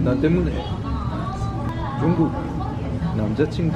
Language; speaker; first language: Korean; non-native, learner; French